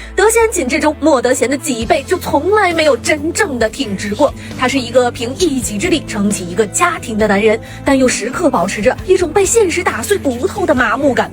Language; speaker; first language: Chinese; native; Chinese